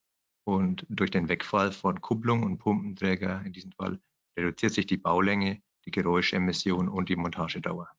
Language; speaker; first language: German; native; German